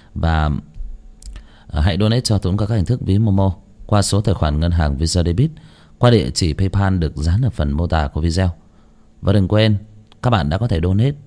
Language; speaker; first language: Vietnamese; non-native, local second language; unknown